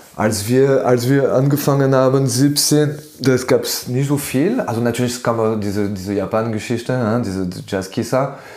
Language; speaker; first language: German; non-native, fluent; French